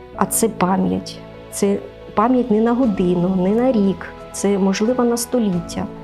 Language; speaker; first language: Ukrainian; native; Ukrainian